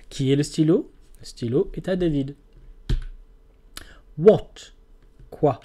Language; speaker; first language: French; non-native, fluent; English